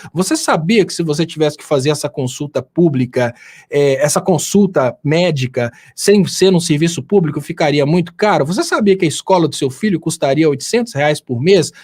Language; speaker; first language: Portuguese; native; Portuguese